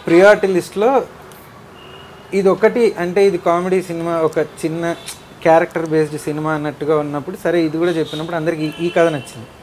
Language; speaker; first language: Telugu; native; Telugu